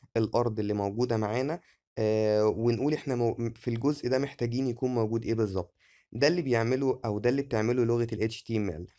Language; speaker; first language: Arabic; native; Arabic